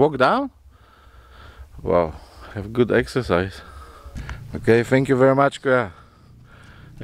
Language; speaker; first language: English; non-native, fluent; Polish